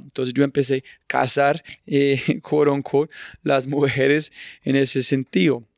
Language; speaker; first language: Spanish; non-native, fluent; English